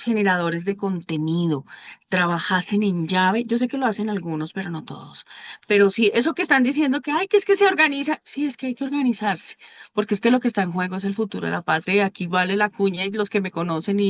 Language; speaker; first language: Spanish; native; Spanish